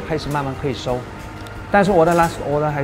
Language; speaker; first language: Chinese; non-native, fluent; Korean